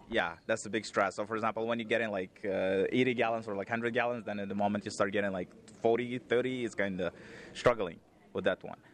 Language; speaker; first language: English; non-native, fluent; Uzbek